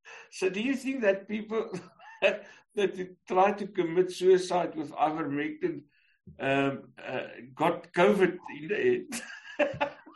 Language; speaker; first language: English; non-native, local second language; Afrikaans